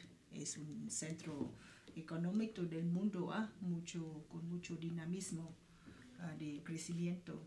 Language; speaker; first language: Spanish; non-native, fluent; Vietnamese